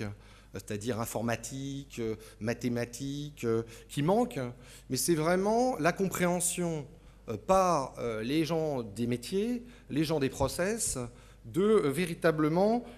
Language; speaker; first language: French; native; French